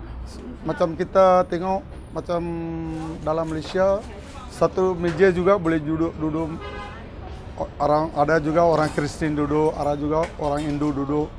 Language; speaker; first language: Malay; non-native, local second language; Tamil